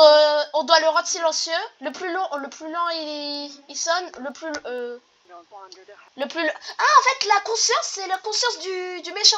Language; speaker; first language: French; native; French